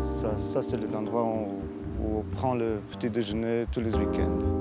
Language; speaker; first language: French; non-native, fluent; Portuguese